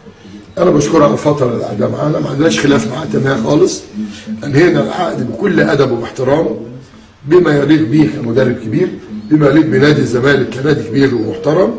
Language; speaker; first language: Arabic; native; Arabic